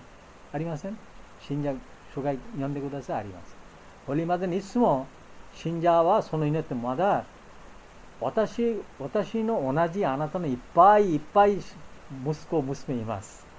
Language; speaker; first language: Japanese; non-native, fluent; Bangla